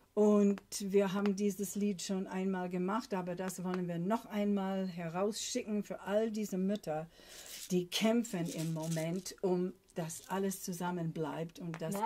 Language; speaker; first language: German; non-native, fluent; English